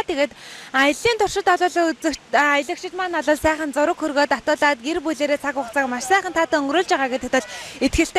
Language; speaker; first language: Mongolian; native; Mongolian